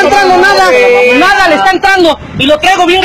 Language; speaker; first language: Spanish; native; Spanish